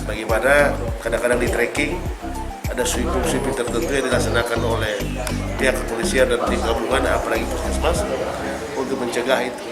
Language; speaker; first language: Indonesian; native; Indonesian